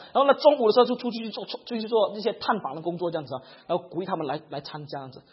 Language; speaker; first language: Chinese; native; Chinese